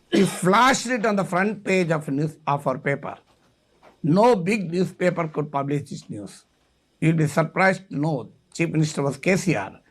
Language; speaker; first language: English; non-native, local second language; Telugu